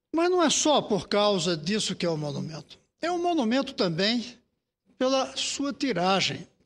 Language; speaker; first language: Portuguese; native; Portuguese